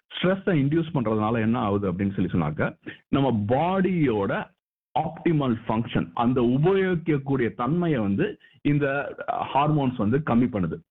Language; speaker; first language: Tamil; native; Tamil